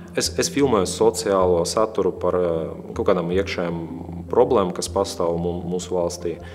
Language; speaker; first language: Latvian; non-native, local second language; Russian